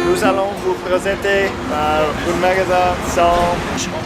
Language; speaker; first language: French; non-native, learner; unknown